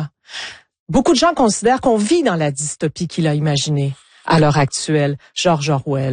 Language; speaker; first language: French; native; French